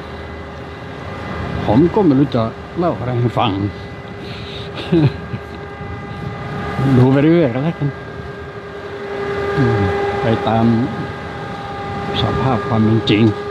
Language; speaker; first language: Thai; native; Thai